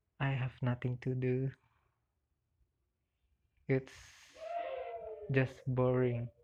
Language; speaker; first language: English; non-native, learner; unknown